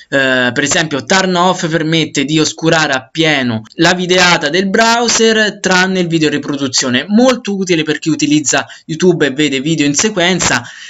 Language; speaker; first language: Italian; native; Italian